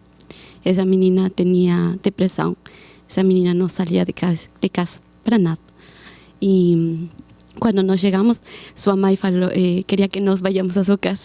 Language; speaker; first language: Portuguese; non-native, learner; Spanish